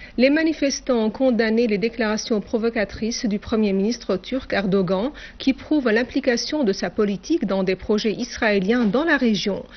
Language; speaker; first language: French; non-native, fluent; Arabic